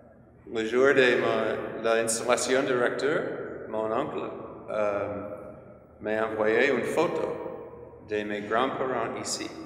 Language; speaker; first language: French; non-native, fluent; English